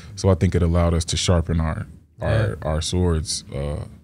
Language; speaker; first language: English; native; English